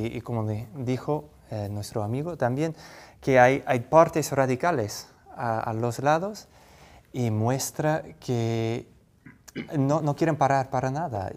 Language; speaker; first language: Spanish; non-native, fluent; English